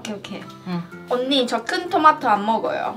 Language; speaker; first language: Korean; non-native, learner; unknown